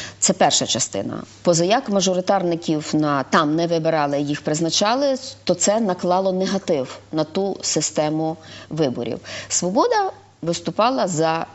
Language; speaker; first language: Ukrainian; native; Ukrainian